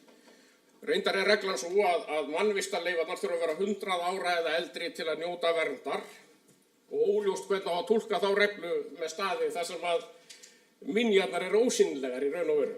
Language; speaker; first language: Icelandic; native; Icelandic